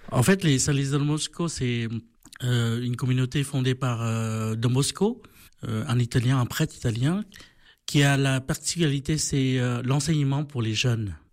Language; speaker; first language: French; non-native, fluent; Vietnamese